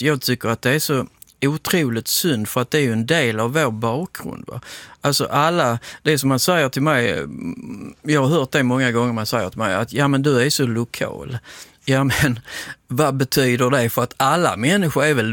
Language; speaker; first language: Swedish; native; Swedish